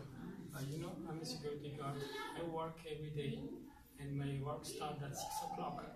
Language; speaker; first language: English; non-native, learner; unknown